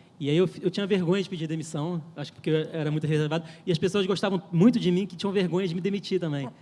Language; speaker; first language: Portuguese; early bilingual, other home language; French